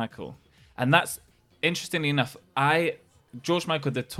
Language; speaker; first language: English; native; English